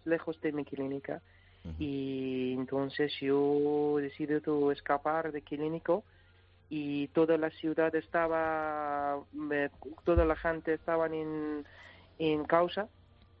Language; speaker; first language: Spanish; non-native, learner; Persian